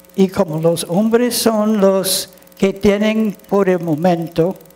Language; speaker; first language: Spanish; non-native, fluent; English